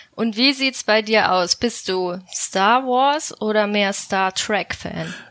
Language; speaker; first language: German; native; German